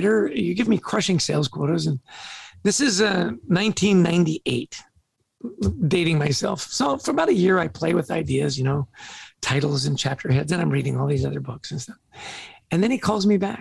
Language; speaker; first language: English; native; English